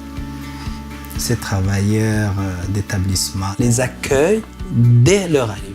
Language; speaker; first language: French; non-native, local second language; Rundi